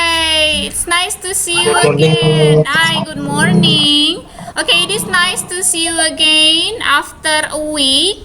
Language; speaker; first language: English; non-native, fluent; Indonesian